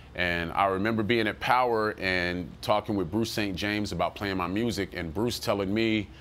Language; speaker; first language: English; native; English